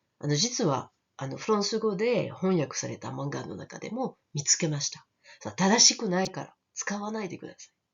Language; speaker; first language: Japanese; non-native, fluent; French